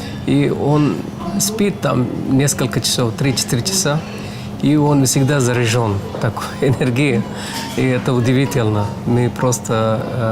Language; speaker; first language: Russian; non-native, fluent; Tamil